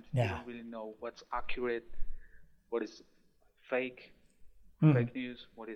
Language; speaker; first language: English; non-native, fluent; Spanish